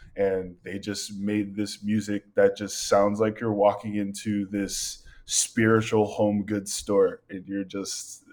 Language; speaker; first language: English; native; English